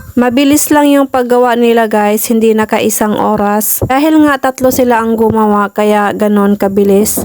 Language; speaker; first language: Filipino; non-native, local second language; Cebuano